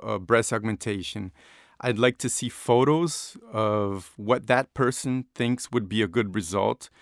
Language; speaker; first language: English; non-native, fluent; Portuguese